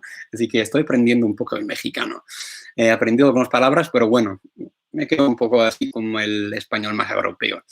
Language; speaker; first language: Spanish; non-native, fluent; English